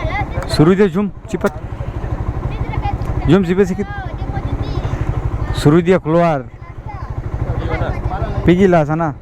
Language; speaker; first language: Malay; non-native, learner; Bangla